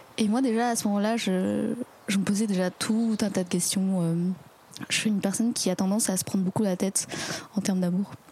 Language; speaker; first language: French; early bilingual, other home language; Chinese